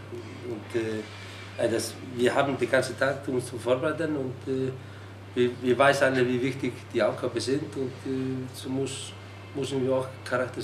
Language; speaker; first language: German; non-native, learner; Icelandic